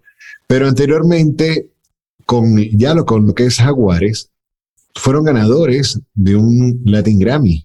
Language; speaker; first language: Spanish; native; Spanish